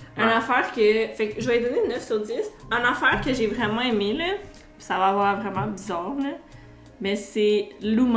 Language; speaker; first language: French; native; French